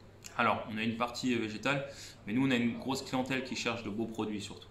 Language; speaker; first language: French; native; French